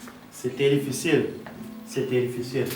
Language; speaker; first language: French; non-native, learner; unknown